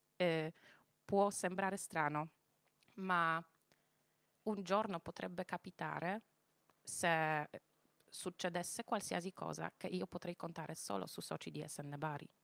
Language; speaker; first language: Italian; non-native, fluent; Polish